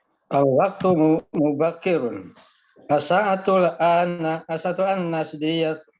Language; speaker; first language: Arabic; non-native, learner; Indonesian